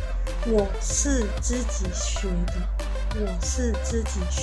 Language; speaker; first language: Chinese; non-native, fluent; Indonesian